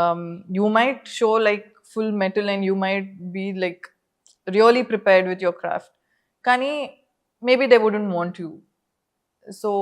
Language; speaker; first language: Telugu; non-native, fluent; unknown